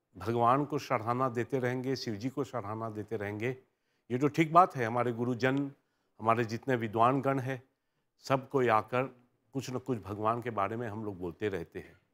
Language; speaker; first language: Hindi; early bilingual, heritage; Hindi